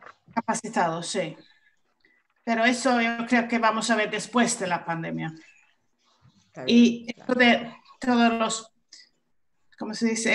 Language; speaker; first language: Spanish; non-native, fluent; Swedish